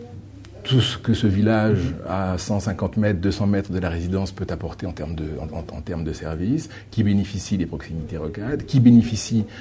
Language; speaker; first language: French; native; French